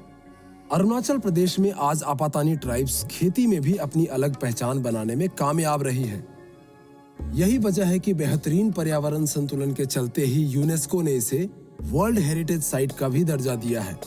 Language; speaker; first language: Hindi; native; Hindi